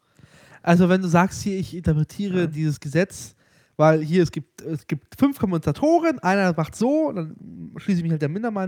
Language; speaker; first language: German; native; German